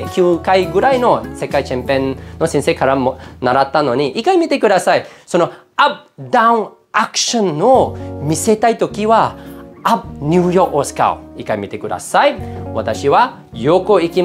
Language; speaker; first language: Japanese; non-native, fluent; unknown